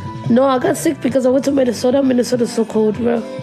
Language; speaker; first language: English; early bilingual, other home language; Spanish